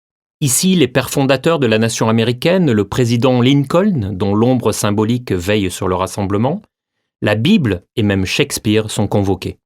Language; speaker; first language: French; native; French